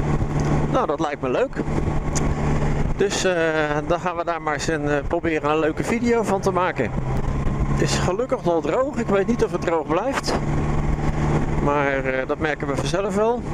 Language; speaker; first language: Dutch; native; Dutch